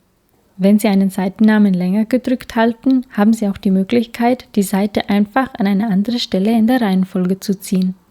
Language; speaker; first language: German; native; German